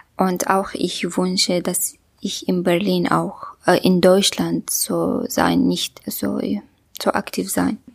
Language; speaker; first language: German; non-native, learner; Kurdish